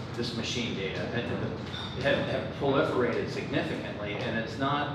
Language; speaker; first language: English; native; English